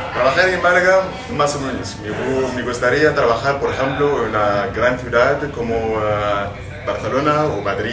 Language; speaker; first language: Spanish; non-native, learner; Arabic